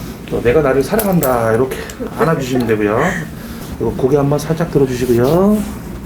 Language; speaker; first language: Korean; native; Korean